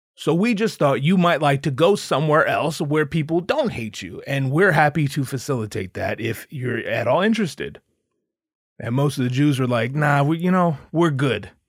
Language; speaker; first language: English; native; English